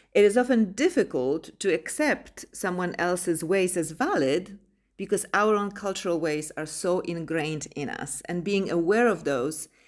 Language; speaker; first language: English; non-native, fluent; Polish